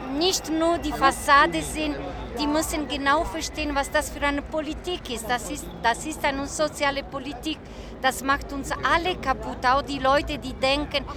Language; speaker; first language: German; non-native, fluent; Italian